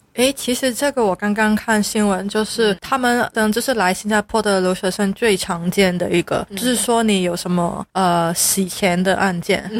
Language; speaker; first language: Chinese; non-native, local second language; Cantonese